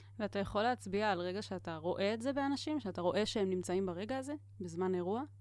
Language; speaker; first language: Hebrew; native; Hebrew